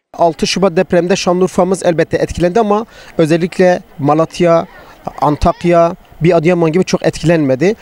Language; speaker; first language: Turkish; native; Turkish